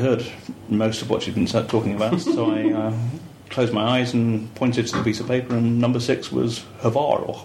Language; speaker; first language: English; native; English